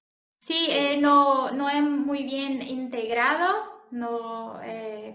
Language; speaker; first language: Spanish; non-native, learner; Portuguese